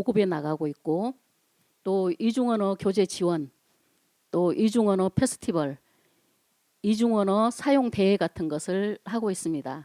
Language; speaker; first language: Korean; native; Korean